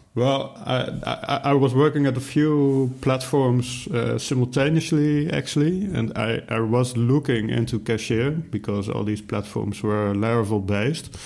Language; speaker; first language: English; non-native, fluent; Dutch